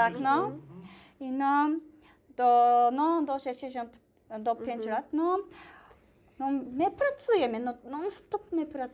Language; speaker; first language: Polish; non-native, learner; Japanese